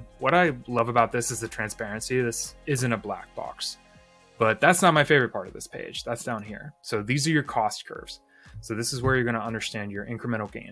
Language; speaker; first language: English; native; English